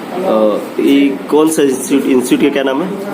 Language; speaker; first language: Hindi; native; Hindi